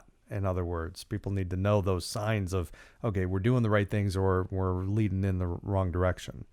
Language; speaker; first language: English; native; English